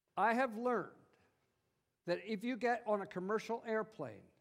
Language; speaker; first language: English; native; English